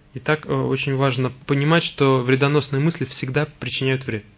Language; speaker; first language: Russian; native; Russian